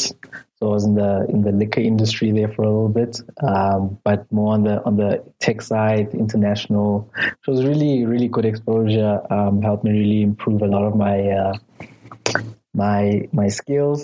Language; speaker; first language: English; non-native, local second language; Zulu